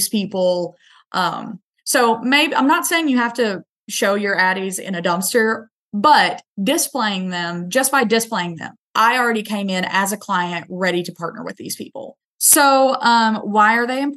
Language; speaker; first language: English; native; English